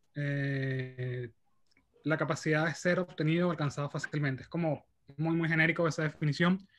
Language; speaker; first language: Spanish; native; Spanish